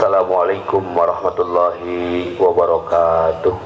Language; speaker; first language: Indonesian; native; Indonesian